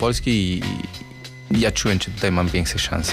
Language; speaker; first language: Polish; non-native, learner; Spanish